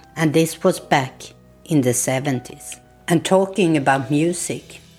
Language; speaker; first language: English; non-native, fluent; Swedish